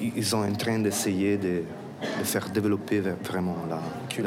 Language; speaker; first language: French; non-native, fluent; Italian